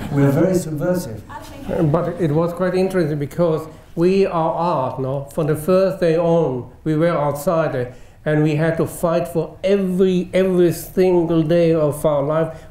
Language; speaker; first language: English; non-native, fluent; German